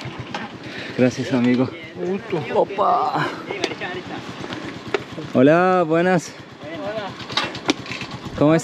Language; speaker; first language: Spanish; non-native, learner; Turkish